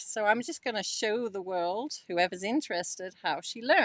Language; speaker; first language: English; native; English